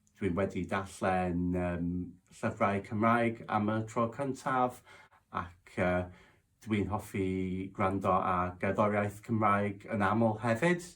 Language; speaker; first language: Welsh; non-native, learner; English